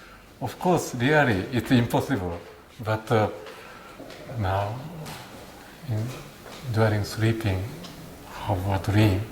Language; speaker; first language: English; non-native, learner; Japanese